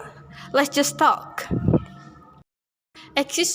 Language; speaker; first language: English; non-native, learner; Indonesian